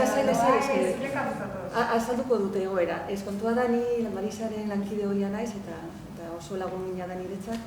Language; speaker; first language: Basque; non-native, local second language; Spanish